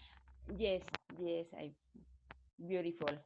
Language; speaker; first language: English; non-native, learner; Spanish